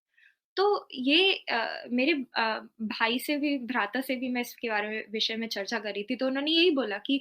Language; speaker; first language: Hindi; native; Hindi